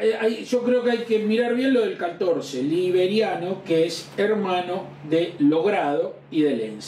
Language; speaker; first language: Spanish; native; Spanish